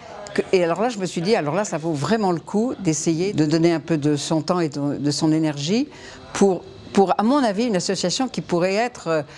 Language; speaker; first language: French; native; French